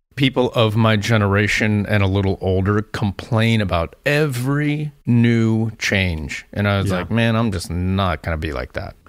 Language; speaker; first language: English; native; English